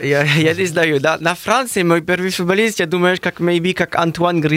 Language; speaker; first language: Russian; non-native, learner; French